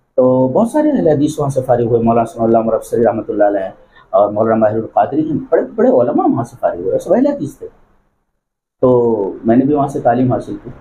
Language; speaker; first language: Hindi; non-native, local second language; Bhojpuri